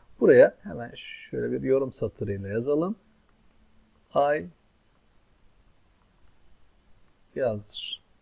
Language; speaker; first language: Turkish; native; Turkish